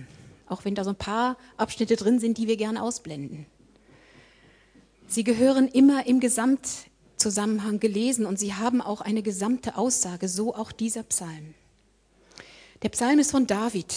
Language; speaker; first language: German; native; German